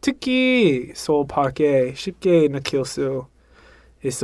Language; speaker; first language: Korean; non-native, learner; English